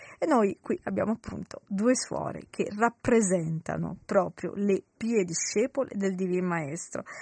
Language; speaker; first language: Italian; native; Italian